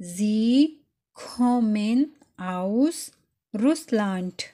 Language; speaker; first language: German; non-native, fluent; Urdu